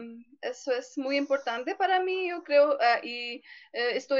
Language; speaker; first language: Spanish; non-native, learner; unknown